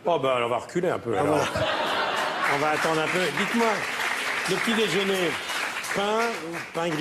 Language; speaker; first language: French; native; French